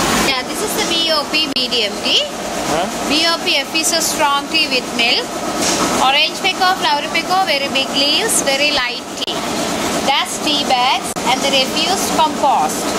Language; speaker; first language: English; non-native, local second language; Sinhala